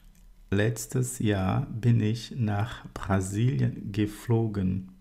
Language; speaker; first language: German; non-native, fluent; Portuguese